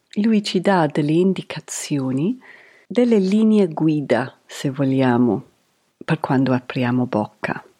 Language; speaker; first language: Italian; non-native, fluent; English